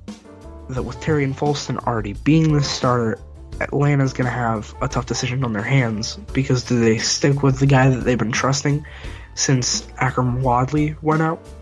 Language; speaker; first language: English; native; English